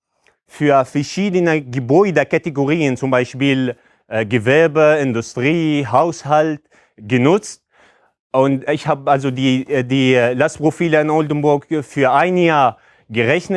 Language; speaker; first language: German; non-native, fluent; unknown